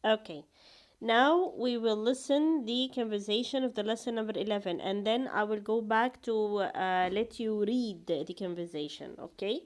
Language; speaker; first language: English; non-native, fluent; Arabic